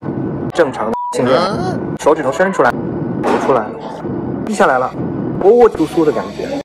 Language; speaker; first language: Chinese; native; Chinese